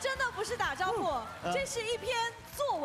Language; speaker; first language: Chinese; native; Chinese